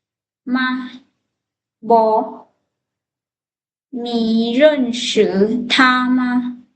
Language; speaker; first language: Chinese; non-native, fluent; Lao